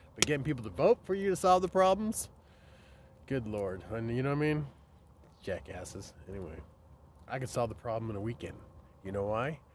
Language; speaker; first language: English; native; English